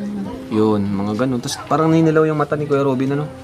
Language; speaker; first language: Filipino; native; Filipino